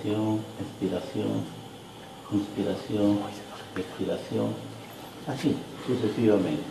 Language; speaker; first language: Spanish; native; Spanish